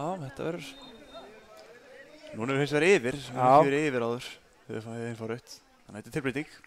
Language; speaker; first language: Icelandic; native; Icelandic